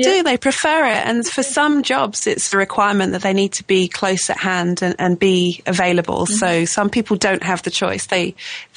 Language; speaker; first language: English; native; English